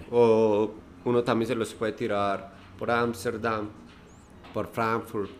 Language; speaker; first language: Spanish; native; Spanish